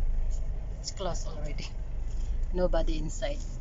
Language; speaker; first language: English; non-native, learner; Filipino